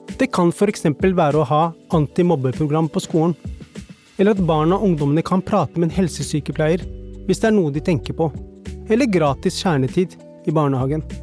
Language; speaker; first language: Norwegian; early bilingual, other home language; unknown